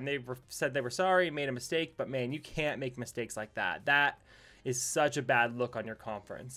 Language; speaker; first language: English; native; English